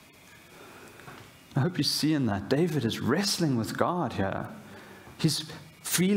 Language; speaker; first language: English; native; English